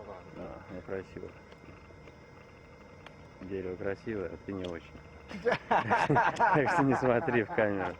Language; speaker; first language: Russian; native; Russian